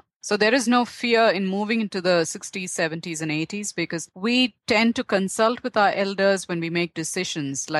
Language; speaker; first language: English; non-native, local second language; Tamil